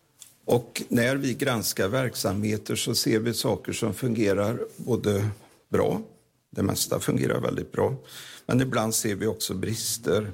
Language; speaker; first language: Swedish; native; Swedish